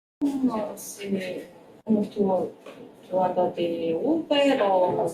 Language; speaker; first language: Italian; non-native, learner; Portuguese